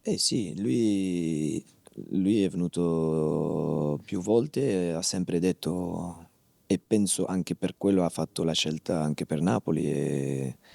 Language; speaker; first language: Italian; non-native, fluent; Dutch